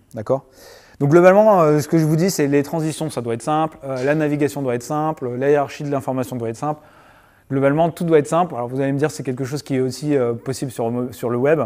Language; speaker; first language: French; native; French